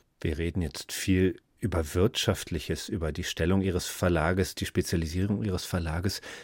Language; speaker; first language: German; native; German